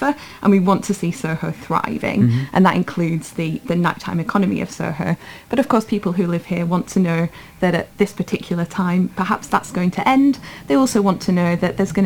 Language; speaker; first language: English; native; English